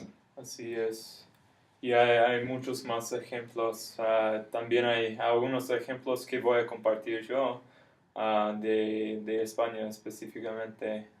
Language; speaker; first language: Spanish; non-native, fluent; English